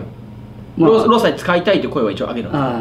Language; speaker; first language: Japanese; native; Japanese